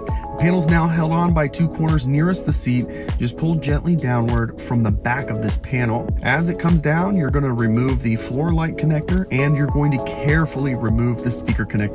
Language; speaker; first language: English; native; English